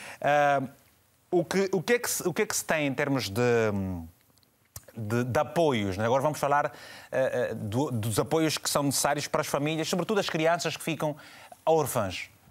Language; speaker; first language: Portuguese; native; Portuguese